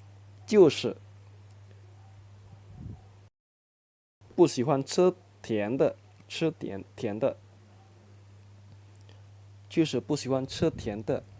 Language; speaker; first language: Chinese; non-native, fluent; Indonesian